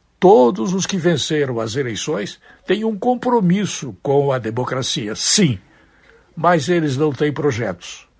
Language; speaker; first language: Portuguese; native; Portuguese